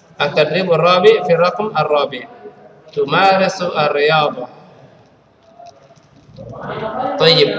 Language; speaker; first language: Arabic; non-native, fluent; Indonesian